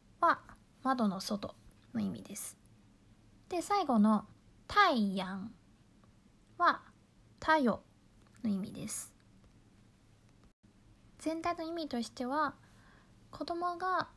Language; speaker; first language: Japanese; non-native, fluent; Chinese